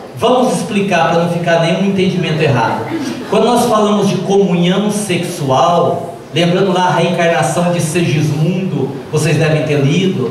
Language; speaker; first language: Portuguese; native; Portuguese